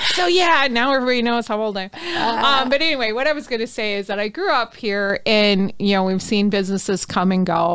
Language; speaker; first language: English; native; English